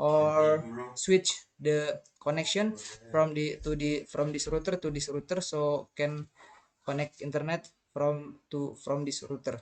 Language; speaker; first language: English; non-native, learner; Indonesian